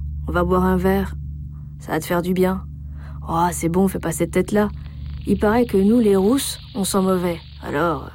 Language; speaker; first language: French; native; French